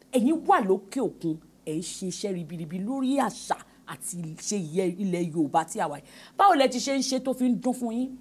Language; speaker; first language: Yoruba; native; Yoruba